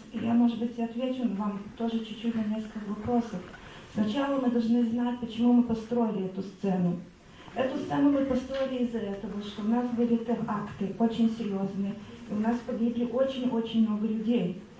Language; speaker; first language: Russian; non-native, learner; Hebrew